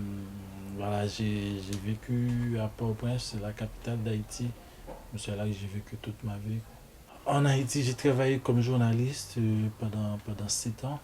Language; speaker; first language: French; non-native, local second language; Haitian Creole